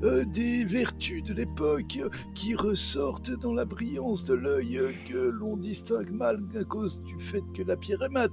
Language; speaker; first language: French; native; French